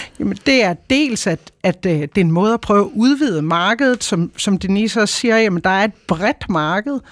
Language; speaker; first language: Danish; native; Danish